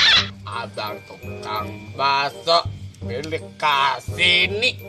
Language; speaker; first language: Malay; non-native, local second language; Sundanese